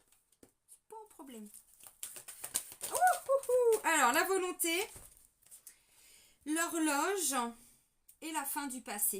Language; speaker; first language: French; native; French